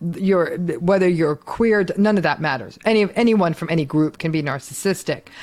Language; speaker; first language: English; early bilingual, other home language; Hindi